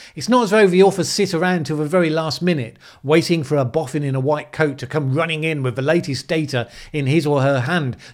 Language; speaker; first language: English; native; English